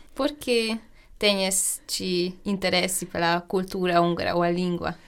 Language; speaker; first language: Portuguese; non-native, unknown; Hungarian